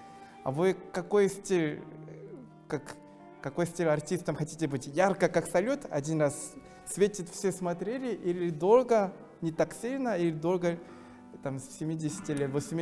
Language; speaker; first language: Russian; non-native, fluent; Korean